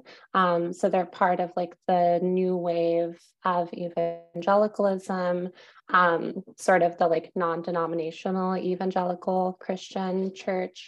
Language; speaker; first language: English; native; English